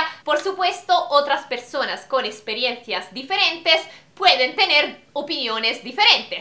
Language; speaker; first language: Spanish; non-native, fluent; Italian